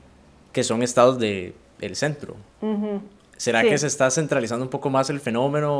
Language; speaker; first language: Spanish; native; Spanish